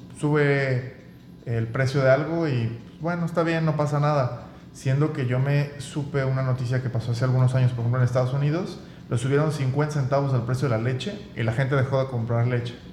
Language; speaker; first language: Spanish; native; Spanish